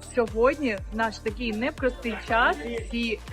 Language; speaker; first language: Ukrainian; native; Ukrainian